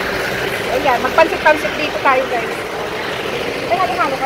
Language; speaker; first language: Filipino; native; Filipino